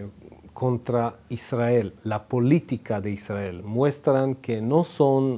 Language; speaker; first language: Spanish; non-native, fluent; Hebrew